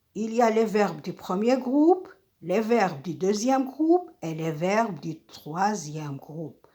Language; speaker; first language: French; non-native, local second language; Arabic